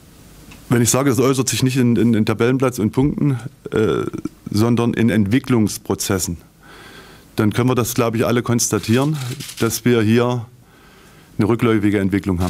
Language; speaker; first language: German; native; German